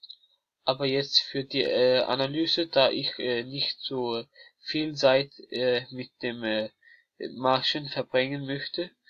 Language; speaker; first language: German; non-native, learner; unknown